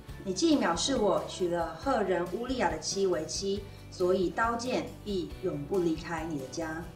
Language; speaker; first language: Chinese; native; Chinese